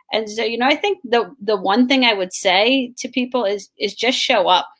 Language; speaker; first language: English; native; English